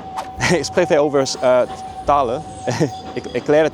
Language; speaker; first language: Dutch; non-native, learner; Cantonese